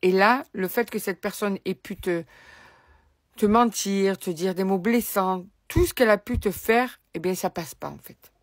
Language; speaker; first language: French; native; French